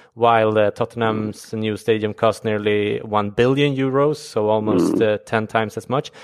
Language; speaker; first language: English; non-native, fluent; Swedish